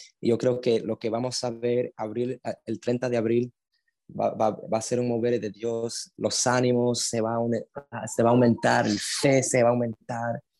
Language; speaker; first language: Spanish; early bilingual, heritage; Spanish